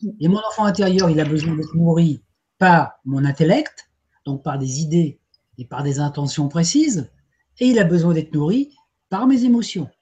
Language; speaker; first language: French; native; French